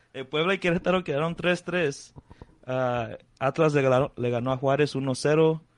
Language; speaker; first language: Spanish; native; Spanish